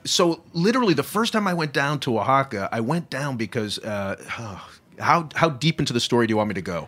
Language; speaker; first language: English; native; English